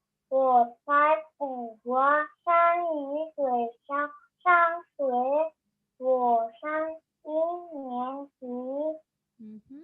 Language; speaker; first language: Chinese; non-native, learner; Indonesian